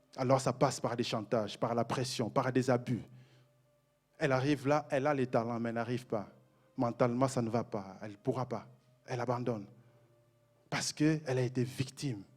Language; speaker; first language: French; non-native, local second language; Mossi